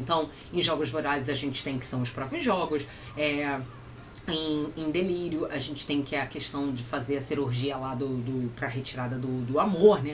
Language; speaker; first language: Portuguese; native; Portuguese